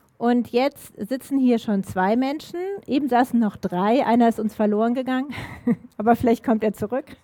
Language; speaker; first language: German; native; German